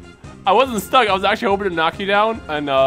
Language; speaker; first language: English; native; English